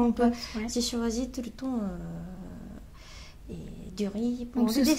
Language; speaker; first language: French; non-native, learner; Japanese